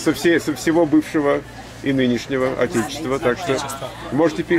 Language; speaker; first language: Russian; native; Russian